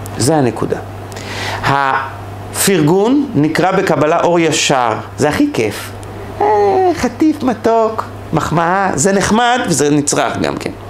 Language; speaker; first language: Hebrew; native; Hebrew